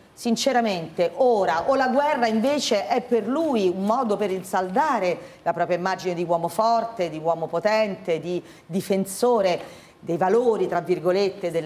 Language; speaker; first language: Italian; native; Italian